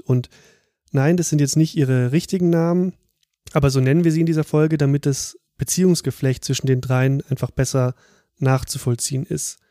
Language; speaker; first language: German; native; German